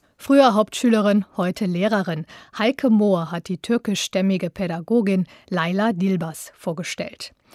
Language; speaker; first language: German; native; German